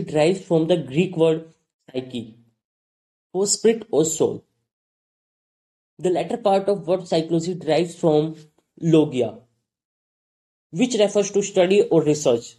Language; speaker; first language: English; non-native, local second language; Hindi